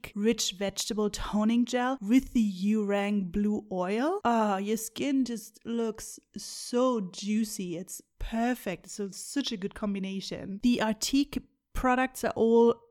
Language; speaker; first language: English; non-native, fluent; German